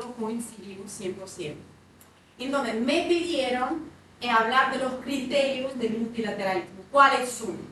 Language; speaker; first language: Spanish; non-native, fluent; Russian